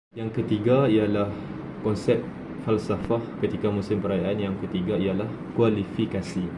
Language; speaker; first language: Malay; native; Malay